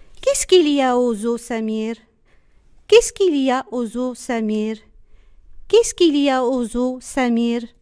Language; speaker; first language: French; non-native, local second language; Arabic